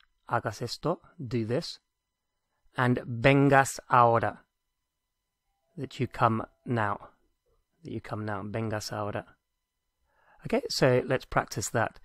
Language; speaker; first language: English; native; English